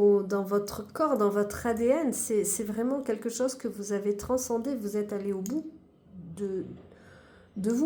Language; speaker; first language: French; native; French